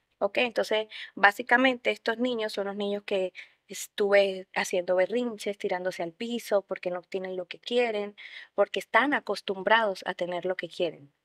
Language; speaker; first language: Spanish; native; Spanish